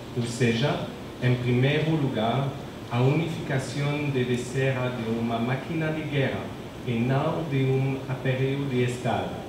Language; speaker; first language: Portuguese; non-native, learner; French